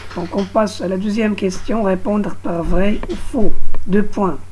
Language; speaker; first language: French; non-native, local second language; Arabic